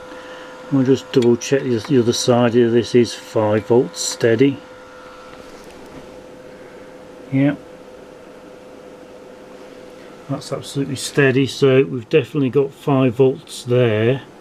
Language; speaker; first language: English; native; English